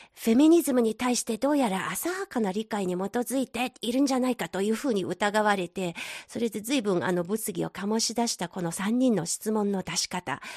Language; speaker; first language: Japanese; non-native, fluent; Chinese